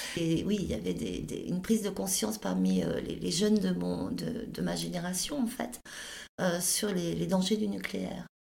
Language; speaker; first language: French; native; French